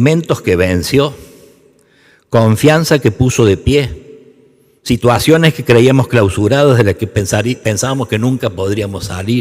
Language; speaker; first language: Spanish; native; Spanish